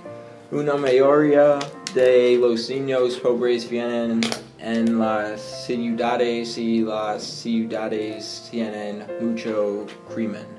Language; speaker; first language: Spanish; non-native, learner; English